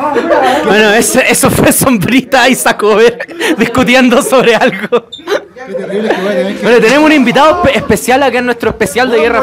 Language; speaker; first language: Spanish; native; Spanish